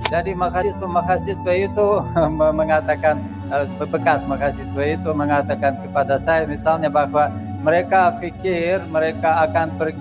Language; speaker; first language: Indonesian; non-native, fluent; Russian